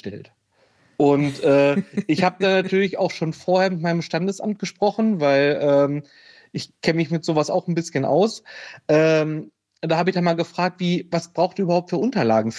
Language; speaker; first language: German; native; German